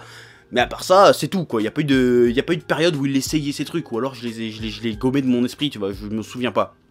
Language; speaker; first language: French; native; French